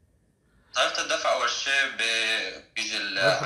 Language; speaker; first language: Arabic; native; Arabic